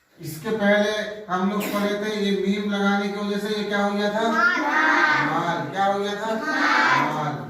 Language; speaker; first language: Hindi; native; Hindi